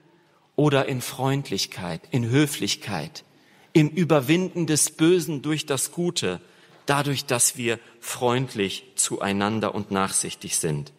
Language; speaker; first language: German; native; German